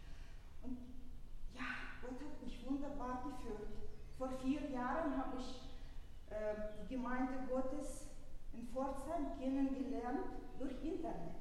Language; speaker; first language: German; early bilingual, other home language; Russian